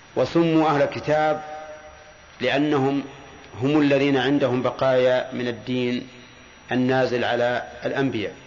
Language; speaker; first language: Arabic; native; Arabic